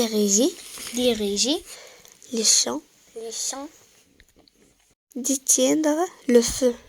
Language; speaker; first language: French; non-native, local second language; Arabic